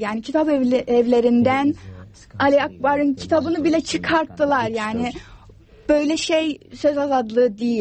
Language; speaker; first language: Turkish; non-native, fluent; English